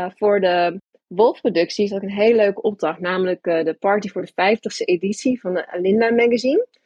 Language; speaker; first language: Dutch; early bilingual, other home language; English